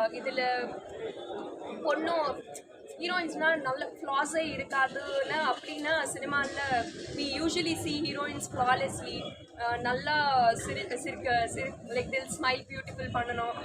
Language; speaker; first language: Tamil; non-native, learner; Telugu